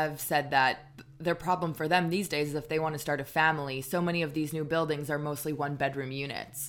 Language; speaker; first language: English; native; English